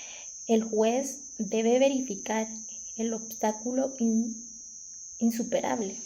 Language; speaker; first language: Spanish; native; Spanish